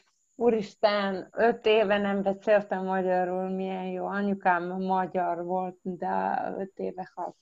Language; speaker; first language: Hungarian; early bilingual, heritage; Croatian